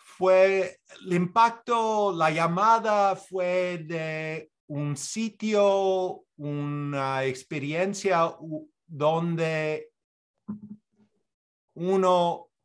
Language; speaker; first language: Spanish; non-native, fluent; English